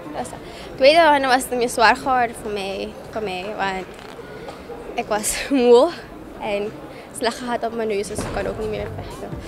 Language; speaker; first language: Dutch; non-native, local second language; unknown